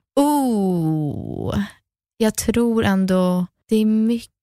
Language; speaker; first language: Swedish; early bilingual, heritage; Swedish